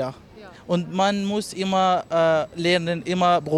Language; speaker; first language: German; non-native, learner; Arabic